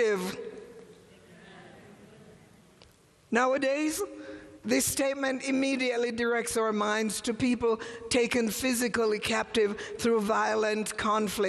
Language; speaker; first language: English; native; English